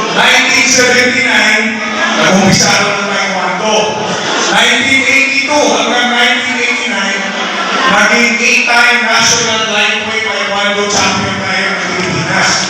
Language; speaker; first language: Filipino; non-native, local second language; Hiligaynon